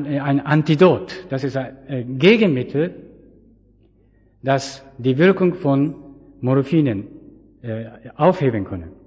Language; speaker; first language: German; non-native, fluent; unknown